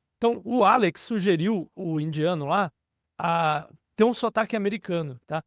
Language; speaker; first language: Portuguese; native; Portuguese